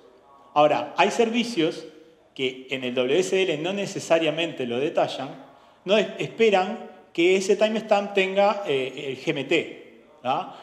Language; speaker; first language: Spanish; native; Spanish